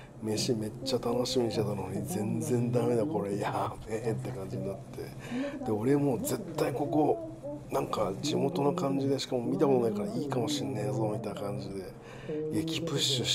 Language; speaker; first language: Japanese; native; Japanese